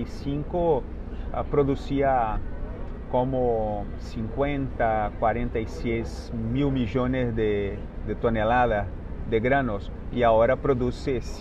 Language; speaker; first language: Spanish; non-native, fluent; Portuguese